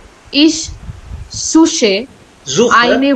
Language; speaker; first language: German; non-native, learner; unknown